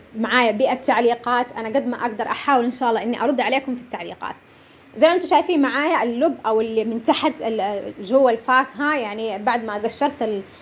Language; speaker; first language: Arabic; non-native, local second language; Somali